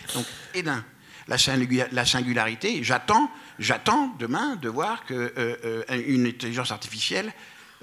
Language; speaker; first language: French; native; French